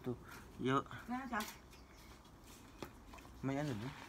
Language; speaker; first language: Japanese; non-native, learner; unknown